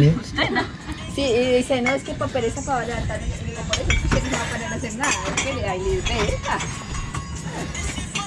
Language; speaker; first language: Spanish; native; Spanish